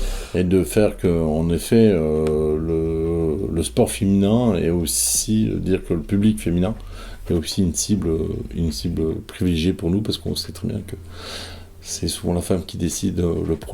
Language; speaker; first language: French; native; French